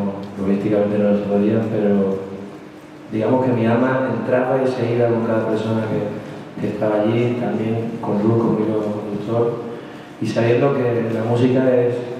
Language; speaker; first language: Spanish; native; Spanish